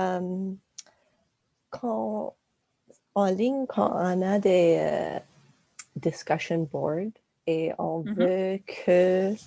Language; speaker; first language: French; non-native, local second language; English